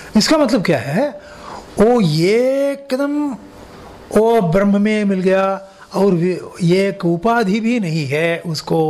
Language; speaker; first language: Hindi; non-native, local second language; Kannada